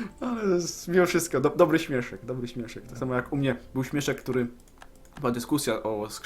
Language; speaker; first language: Polish; native; Polish